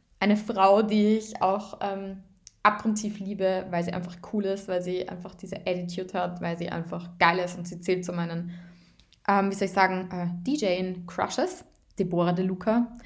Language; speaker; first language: German; native; German